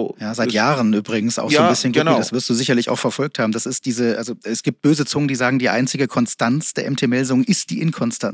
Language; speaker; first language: German; native; German